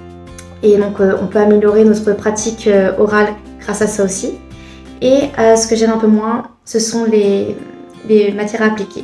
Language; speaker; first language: French; native; French